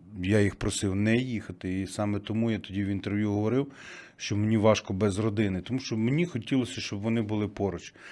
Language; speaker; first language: Ukrainian; native; Ukrainian